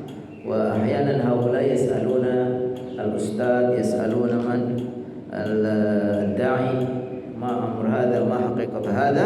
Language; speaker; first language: Arabic; non-native, fluent; Indonesian